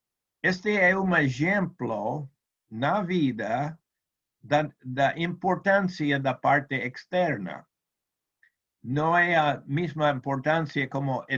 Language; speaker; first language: Spanish; non-native, learner; Portuguese